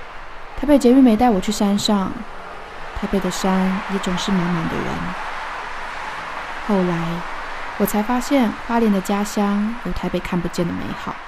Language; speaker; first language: Chinese; native; Chinese